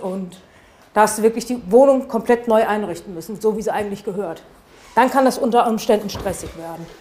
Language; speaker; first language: German; native; German